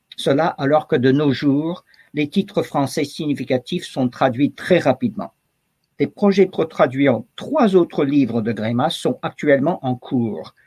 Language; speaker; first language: French; non-native, fluent; English